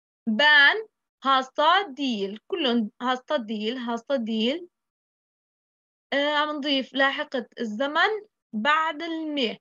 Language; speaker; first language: Arabic; native; Arabic